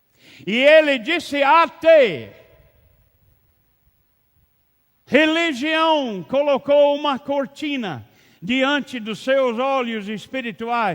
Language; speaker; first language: Portuguese; non-native, learner; English